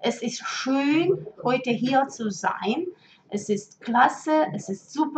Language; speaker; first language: German; non-native, fluent; Russian